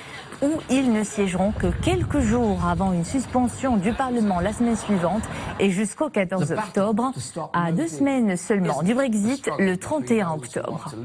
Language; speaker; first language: French; non-native, local second language; Arabic